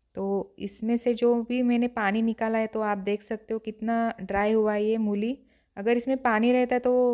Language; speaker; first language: Hindi; non-native, local second language; Marathi